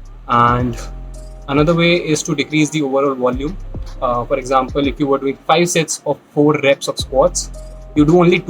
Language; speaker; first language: English; non-native, local second language; Hindi